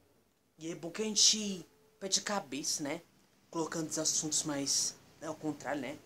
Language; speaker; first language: Portuguese; native; Portuguese